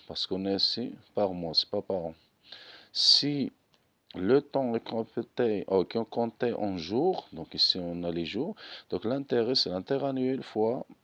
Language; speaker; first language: French; non-native, local second language; Arabic